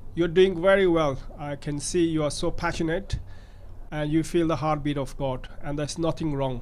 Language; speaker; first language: English; non-native, local second language; Nepali